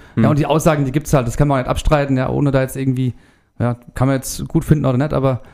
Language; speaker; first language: German; native; German